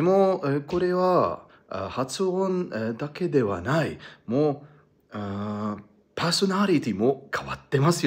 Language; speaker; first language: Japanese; non-native, learner; Polish